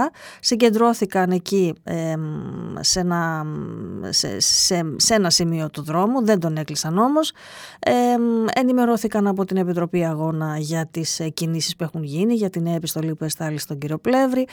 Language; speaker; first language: Greek; native; Greek